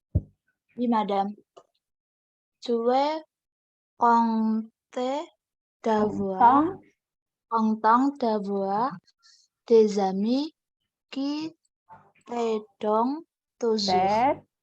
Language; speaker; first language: French; non-native, learner; Indonesian